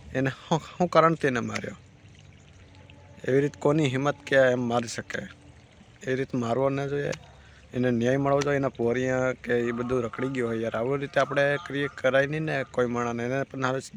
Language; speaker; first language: Gujarati; non-native, local second language; Bhili